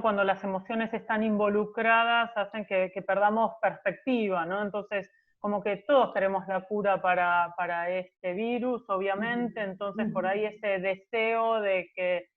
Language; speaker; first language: Spanish; native; Spanish